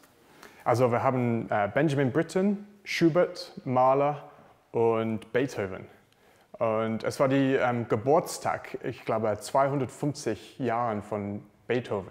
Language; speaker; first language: German; non-native, learner; English